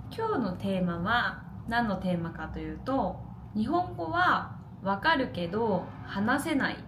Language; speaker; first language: Japanese; native; Japanese